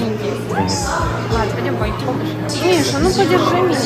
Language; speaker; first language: Russian; native; Russian